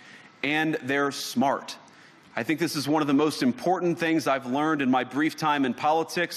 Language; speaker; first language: English; native; English